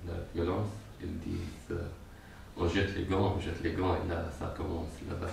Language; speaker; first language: French; non-native, fluent; Arabic